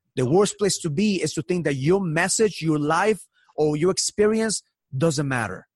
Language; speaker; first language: English; early bilingual, other home language; Spanish